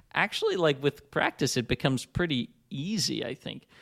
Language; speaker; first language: English; non-native, fluent; Dutch